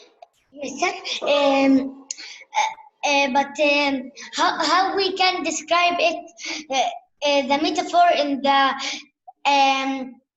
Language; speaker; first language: English; non-native, learner; Arabic